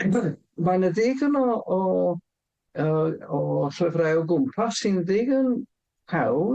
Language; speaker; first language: Welsh; non-native, fluent; English